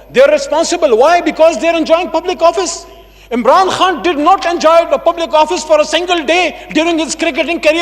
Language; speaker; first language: English; non-native, local second language; Urdu